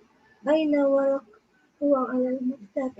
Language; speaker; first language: Arabic; non-native, learner; Malay